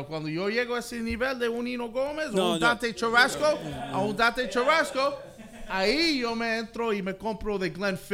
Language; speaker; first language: Spanish; early bilingual, heritage; English